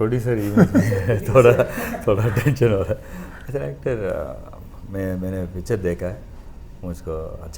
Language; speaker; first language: Hindi; non-native, learner; Tamil